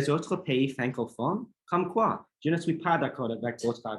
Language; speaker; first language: French; non-native, learner; English